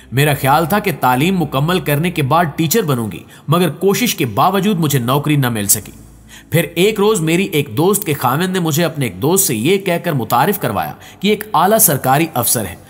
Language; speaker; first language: Urdu; native; Urdu